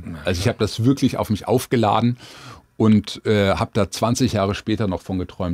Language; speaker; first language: German; native; German